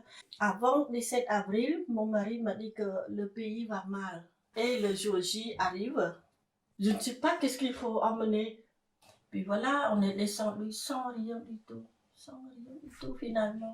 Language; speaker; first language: French; non-native, fluent; Khmer